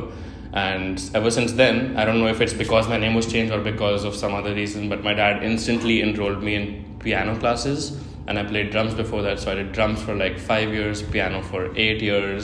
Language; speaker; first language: English; non-native, local second language; Hindi